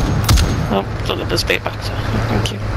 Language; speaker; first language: English; native; English